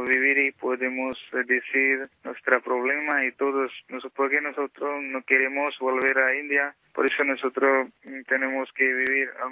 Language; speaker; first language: Spanish; non-native, local second language; Punjabi